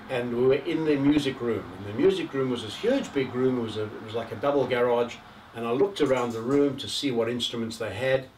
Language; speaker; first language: English; native; English